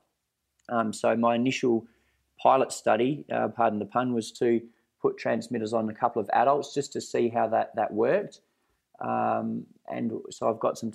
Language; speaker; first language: English; native; English